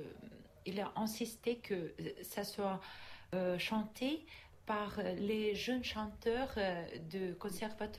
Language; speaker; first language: French; non-native, learner; Russian